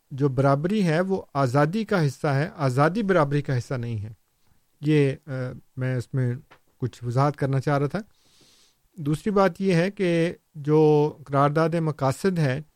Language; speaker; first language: Urdu; non-native, local second language; Punjabi